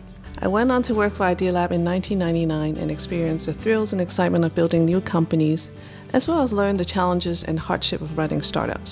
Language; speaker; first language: English; non-native, local second language; Cantonese